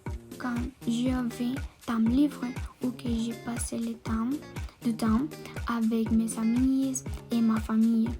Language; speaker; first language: French; non-native, learner; Spanish